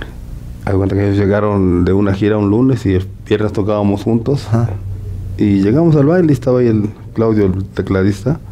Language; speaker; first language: Spanish; native; Spanish